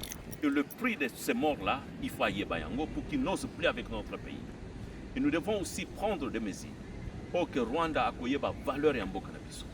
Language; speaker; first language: French; non-native, local second language; Lingala